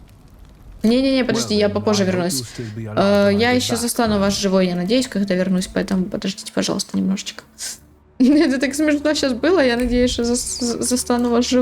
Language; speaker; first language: Russian; native; Russian